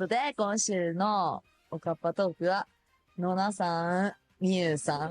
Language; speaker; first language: Japanese; native; Japanese